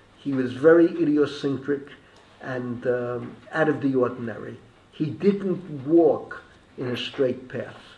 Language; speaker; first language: English; native; English